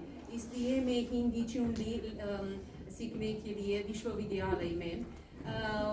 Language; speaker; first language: Hindi; non-native, learner; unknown